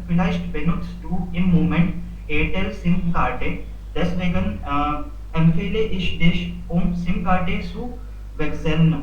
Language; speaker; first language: German; non-native, learner; Hindi